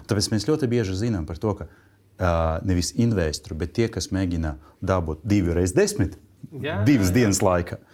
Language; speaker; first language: Latvian; non-native, local second language; Russian